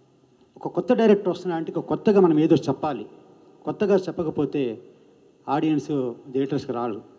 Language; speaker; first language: Telugu; native; Telugu